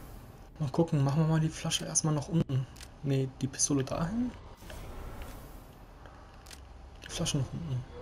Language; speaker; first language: German; native; German